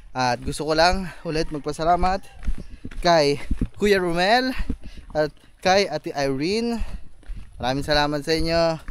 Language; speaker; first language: Filipino; native; Filipino